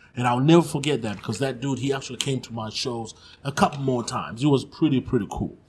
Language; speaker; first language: English; non-native, local second language; Shona